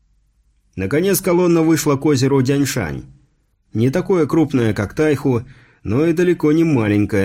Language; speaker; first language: Russian; native; Russian